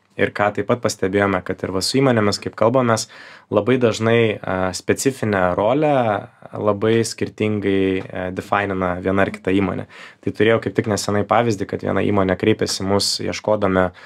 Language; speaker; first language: Lithuanian; native; Lithuanian